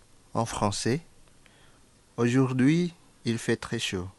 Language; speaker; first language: French; non-native, fluent; Indonesian